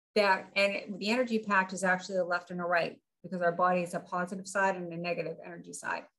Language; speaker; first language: English; native; English